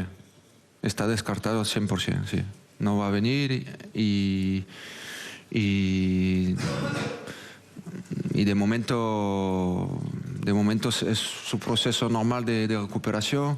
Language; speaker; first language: Spanish; non-native, local second language; French